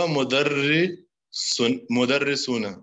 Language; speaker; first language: Arabic; non-native, learner; Urdu